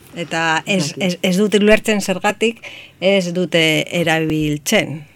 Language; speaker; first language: Basque; non-native, local second language; Spanish